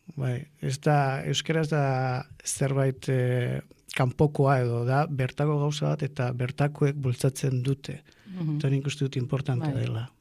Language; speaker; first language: Basque; non-native, local second language; Spanish